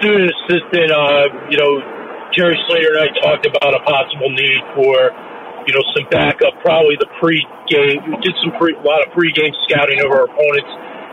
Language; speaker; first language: English; native; English